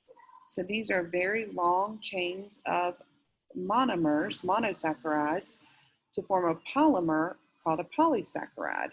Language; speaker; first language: English; native; English